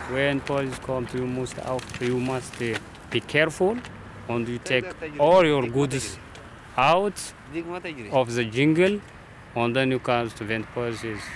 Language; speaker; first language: English; non-native, learner; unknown